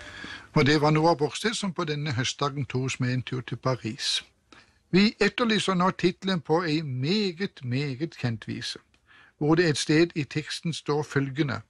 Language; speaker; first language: Norwegian; native; Norwegian